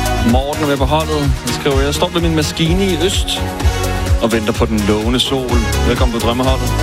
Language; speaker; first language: Danish; native; Danish